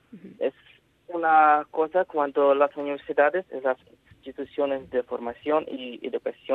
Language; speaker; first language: Spanish; non-native, fluent; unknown